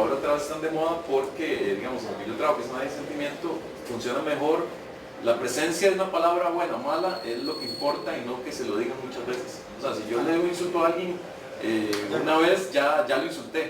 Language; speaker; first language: Spanish; native; Spanish